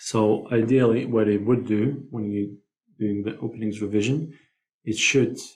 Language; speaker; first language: English; non-native, fluent; Lithuanian